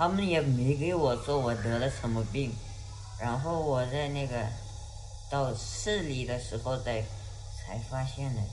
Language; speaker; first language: Chinese; non-native, local second language; Uyghur